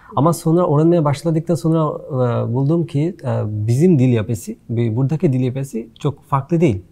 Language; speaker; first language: Turkish; non-native, fluent; Bangla